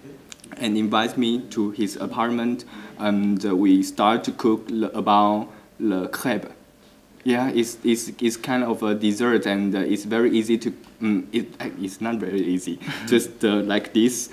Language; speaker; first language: English; non-native, learner; Chinese